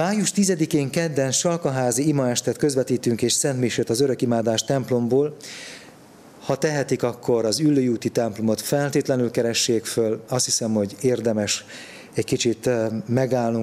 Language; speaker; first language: Hungarian; native; Hungarian